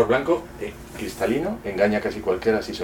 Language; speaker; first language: Spanish; native; Spanish